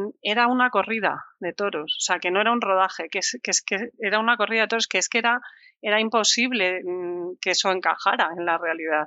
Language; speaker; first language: Spanish; native; Spanish